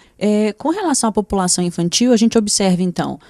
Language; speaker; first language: Portuguese; native; Portuguese